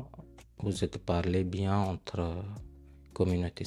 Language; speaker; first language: French; non-native, learner; Punjabi